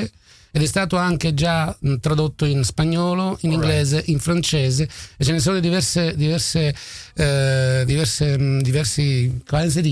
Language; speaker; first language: Italian; native; Italian